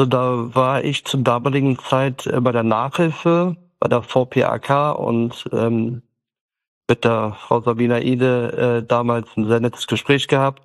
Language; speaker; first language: German; early bilingual, other home language; Turkish